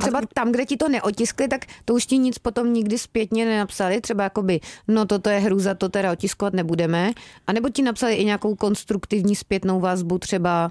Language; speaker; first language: Czech; native; Czech